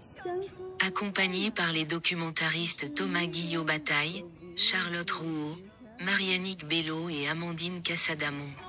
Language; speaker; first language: French; native; French